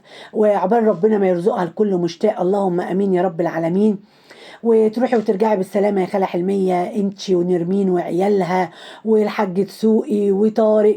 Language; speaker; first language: Arabic; native; Arabic